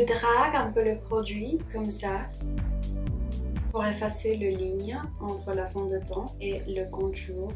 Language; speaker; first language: French; non-native, fluent; Spanish